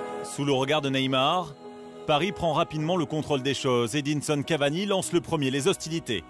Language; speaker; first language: French; native; French